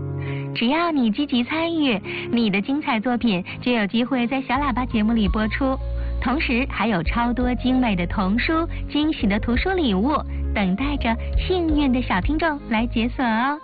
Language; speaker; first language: Chinese; native; Chinese